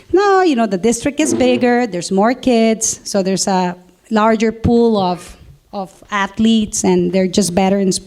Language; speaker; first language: English; non-native, fluent; Spanish